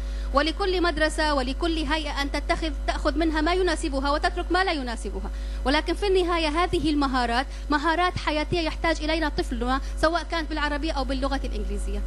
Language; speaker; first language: Arabic; native; Arabic